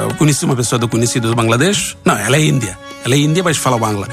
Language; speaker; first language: Portuguese; non-native, learner; Bangla